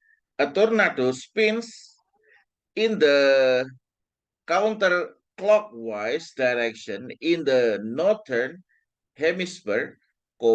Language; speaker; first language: English; non-native, fluent; Indonesian